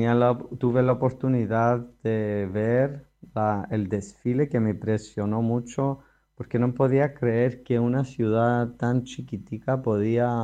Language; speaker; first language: Spanish; non-native, fluent; Greek